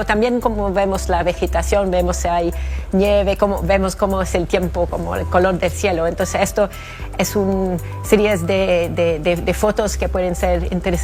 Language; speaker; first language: Spanish; non-native, fluent; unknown